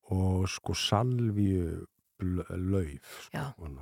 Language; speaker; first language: Icelandic; native; Icelandic